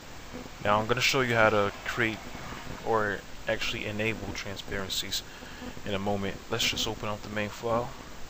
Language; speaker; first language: English; native; English